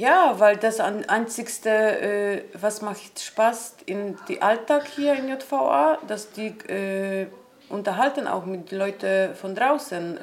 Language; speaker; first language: German; non-native, learner; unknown